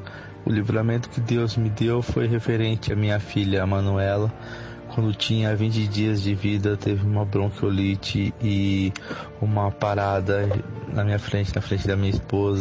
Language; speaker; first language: Portuguese; native; Portuguese